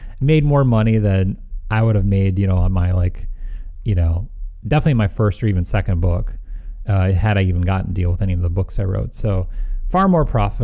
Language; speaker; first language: English; native; English